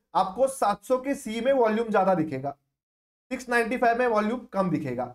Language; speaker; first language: Hindi; non-native, local second language; Marathi